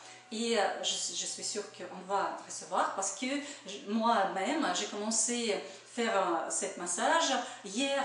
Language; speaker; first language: French; non-native, learner; Russian